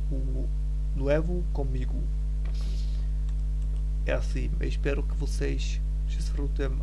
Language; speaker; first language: Portuguese; non-native, learner; German